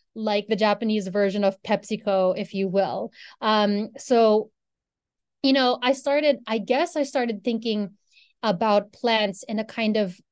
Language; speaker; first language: English; non-native, local second language; Filipino